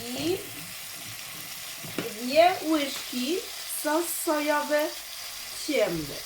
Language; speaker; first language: Polish; non-native, learner; Chinese